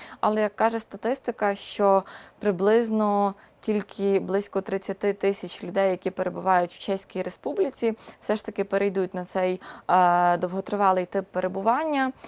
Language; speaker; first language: Ukrainian; native; Ukrainian